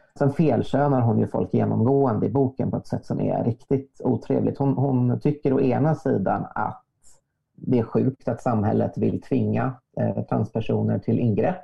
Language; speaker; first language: Swedish; native; Swedish